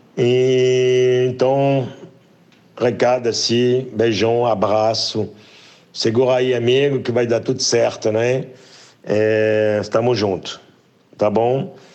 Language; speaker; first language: Portuguese; non-native, fluent; French